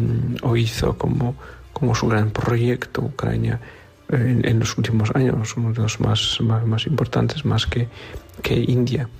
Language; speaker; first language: Spanish; non-native, fluent; Polish